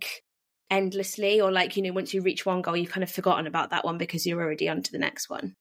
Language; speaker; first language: English; native; English